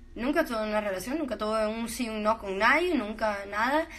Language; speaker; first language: Spanish; early bilingual, heritage; Spanish